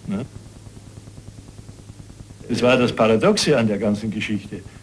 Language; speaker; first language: German; native; German